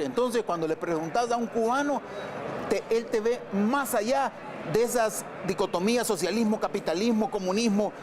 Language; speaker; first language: Spanish; native; Spanish